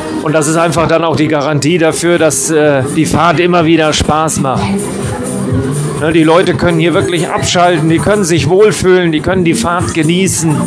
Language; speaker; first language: German; native; German